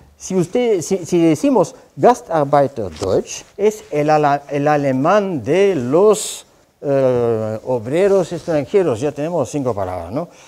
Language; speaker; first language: Spanish; non-native, fluent; Dutch